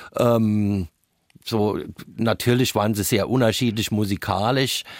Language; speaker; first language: German; non-native, fluent; English